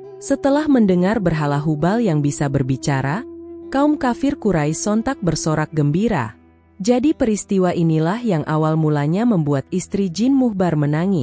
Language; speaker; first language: Indonesian; native; Indonesian